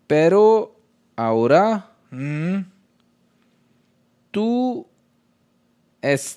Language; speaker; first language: Spanish; non-native, learner; Hindi